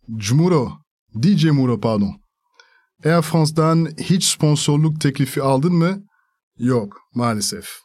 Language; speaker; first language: Turkish; non-native, fluent; French